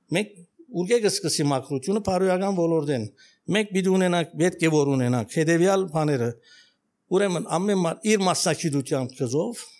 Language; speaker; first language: Armenian; early bilingual, heritage; Armenian